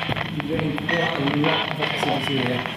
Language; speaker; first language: English; native; English